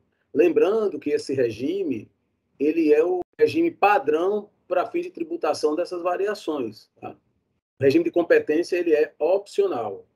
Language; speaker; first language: Portuguese; native; Portuguese